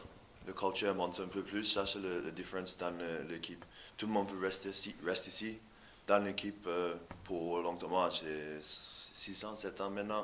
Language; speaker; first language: French; non-native, learner; English